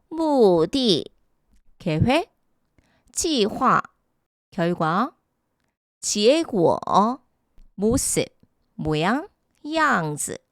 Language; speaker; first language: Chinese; non-native, fluent; Korean